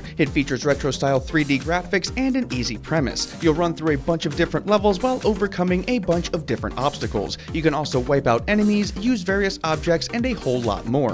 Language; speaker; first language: English; native; English